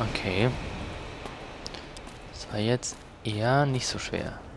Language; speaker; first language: German; native; German